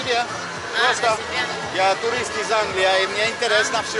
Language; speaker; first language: Russian; non-native, fluent; English